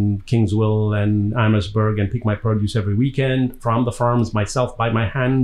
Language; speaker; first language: English; non-native, local second language; Gujarati